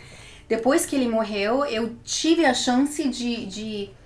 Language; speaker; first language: Portuguese; early bilingual, heritage; Portuguese